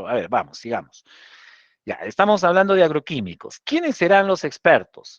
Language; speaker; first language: Spanish; native; Spanish